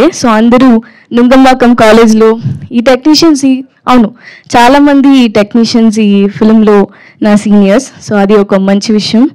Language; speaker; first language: Telugu; non-native, learner; Tamil